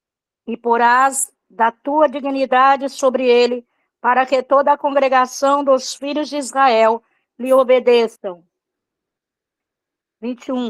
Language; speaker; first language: Portuguese; native; Portuguese